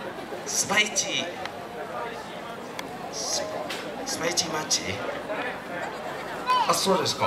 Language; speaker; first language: Japanese; non-native, fluent; Thai